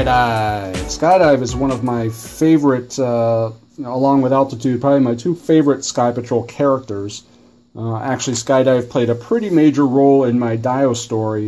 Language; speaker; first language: English; native; English